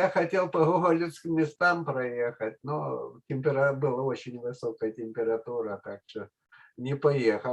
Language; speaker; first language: Russian; native; Russian